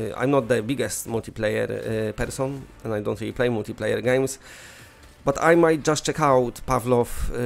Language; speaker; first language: English; non-native, fluent; Polish